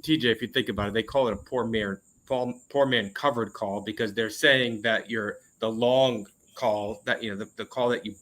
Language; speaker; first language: English; native; English